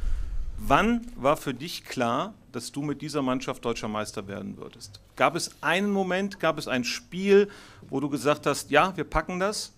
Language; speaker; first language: German; native; German